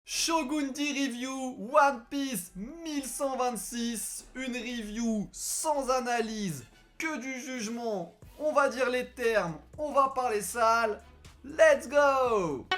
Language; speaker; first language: French; native; French